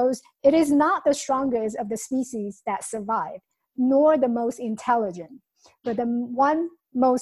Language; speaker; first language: English; non-native, fluent; Chinese